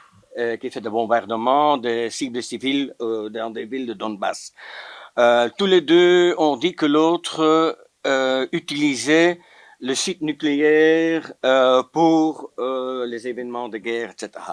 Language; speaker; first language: French; non-native, local second language; Dutch